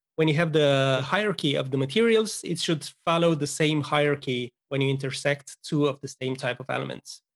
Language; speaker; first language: English; non-native, fluent; Romanian